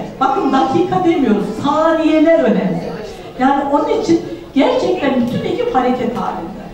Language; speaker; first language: Turkish; native; Turkish